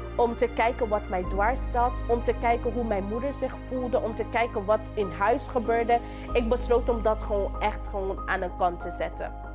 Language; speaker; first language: Dutch; non-native, local second language; English